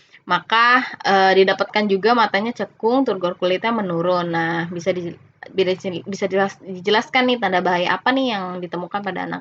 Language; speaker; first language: Indonesian; native; Indonesian